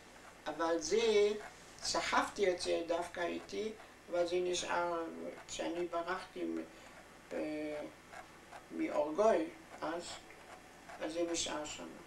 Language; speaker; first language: Hebrew; non-native, fluent; German